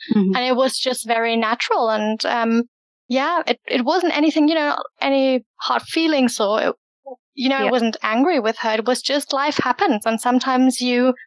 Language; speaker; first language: English; early bilingual, other home language; German